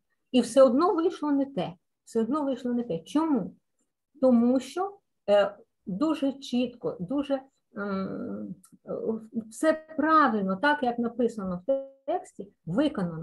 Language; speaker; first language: Ukrainian; native; Ukrainian